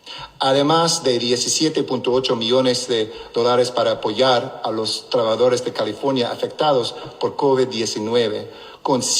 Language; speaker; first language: Spanish; non-native, local second language; English